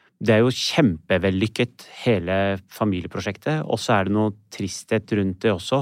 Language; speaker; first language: Norwegian; early bilingual, other home language; Urdu